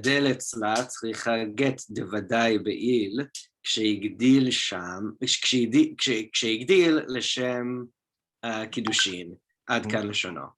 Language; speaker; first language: Hebrew; non-native, fluent; English